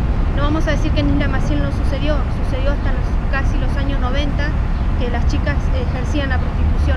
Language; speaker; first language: Spanish; native; Spanish